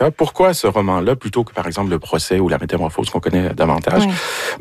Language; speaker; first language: French; native; French